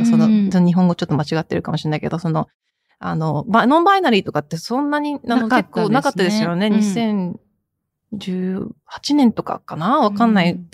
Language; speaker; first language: Japanese; early bilingual, heritage; Japanese